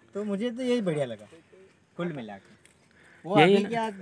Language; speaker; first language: Hindi; native; Hindi